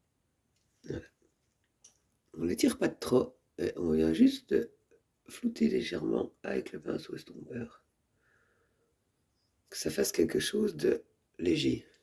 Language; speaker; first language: French; native; French